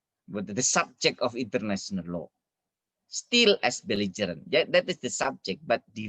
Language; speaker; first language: English; non-native, fluent; Indonesian